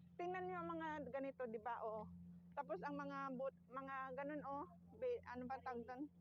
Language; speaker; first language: Filipino; native; Filipino